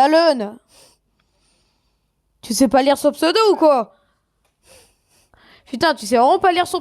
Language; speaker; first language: French; native; French